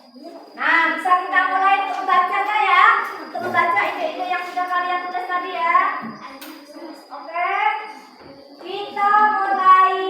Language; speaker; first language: Indonesian; native; Indonesian